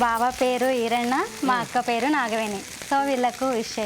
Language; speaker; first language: Telugu; non-native, local second language; Marathi